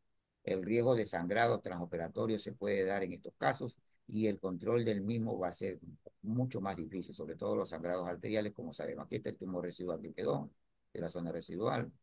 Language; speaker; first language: Spanish; native; Spanish